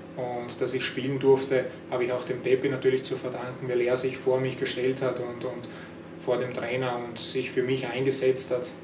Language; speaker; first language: German; early bilingual, other home language; Croatian